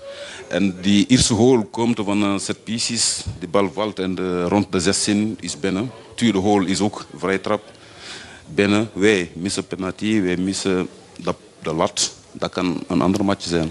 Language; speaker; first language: Dutch; non-native, fluent; French